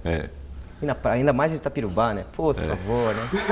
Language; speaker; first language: Portuguese; native; Portuguese